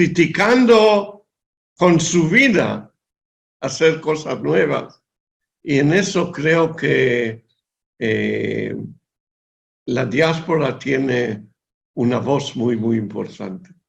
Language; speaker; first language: Spanish; non-native, fluent; Hebrew